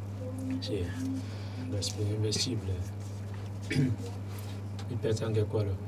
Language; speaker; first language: Italian; non-native, learner; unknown